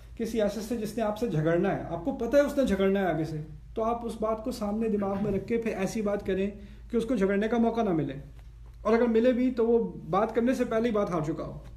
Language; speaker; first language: Urdu; early bilingual, heritage; Urdu